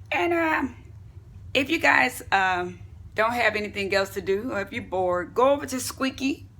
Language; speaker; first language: English; native; English